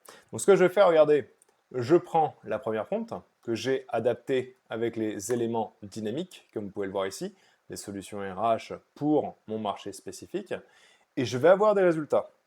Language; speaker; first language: French; native; French